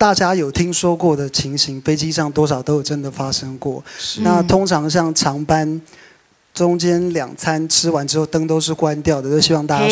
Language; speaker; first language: Chinese; native; Chinese